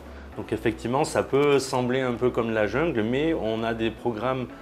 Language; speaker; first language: French; native; French